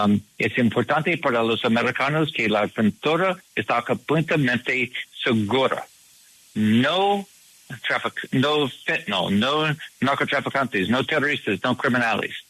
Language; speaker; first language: Spanish; non-native, learner; English